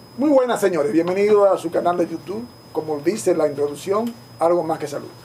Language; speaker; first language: Spanish; native; Spanish